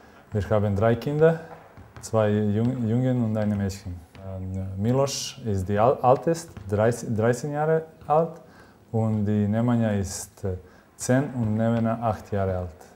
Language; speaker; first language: German; non-native, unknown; Serbian